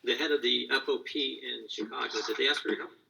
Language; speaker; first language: English; native; English